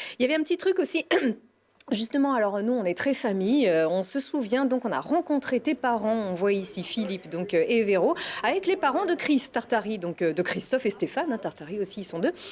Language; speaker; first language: French; native; French